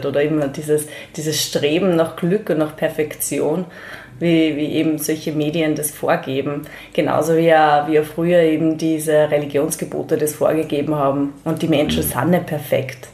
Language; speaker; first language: German; native; German